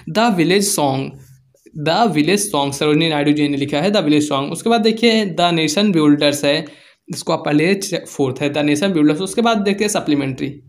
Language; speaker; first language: Hindi; native; Hindi